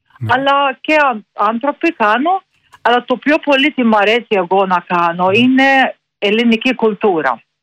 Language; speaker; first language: Greek; non-native, learner; Maltese